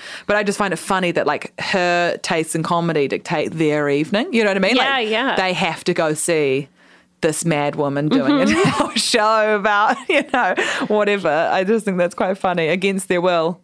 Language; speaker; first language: English; native; English